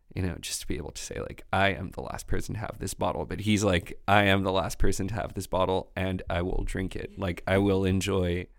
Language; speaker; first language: English; non-native, fluent; French